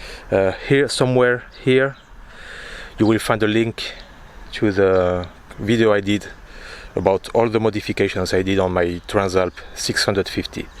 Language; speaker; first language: English; non-native, fluent; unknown